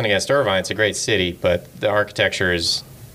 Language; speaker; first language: English; native; English